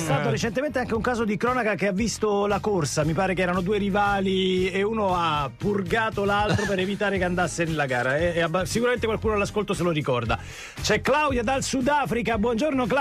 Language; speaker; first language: Italian; native; Italian